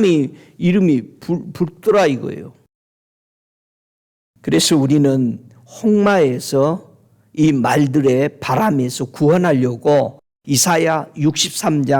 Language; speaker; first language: Korean; native; Korean